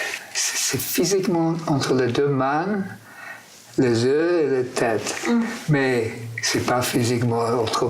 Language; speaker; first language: French; non-native, fluent; English